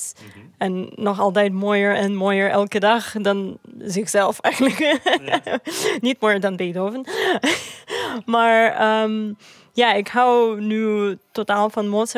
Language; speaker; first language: Dutch; non-native, fluent; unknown